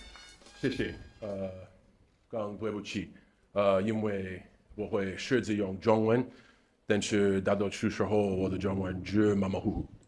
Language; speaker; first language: Chinese; non-native, learner; English